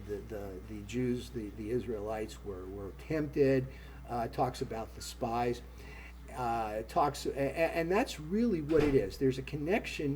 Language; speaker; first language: English; native; English